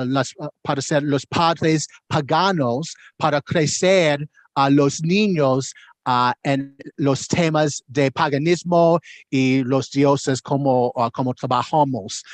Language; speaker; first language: Spanish; non-native, learner; English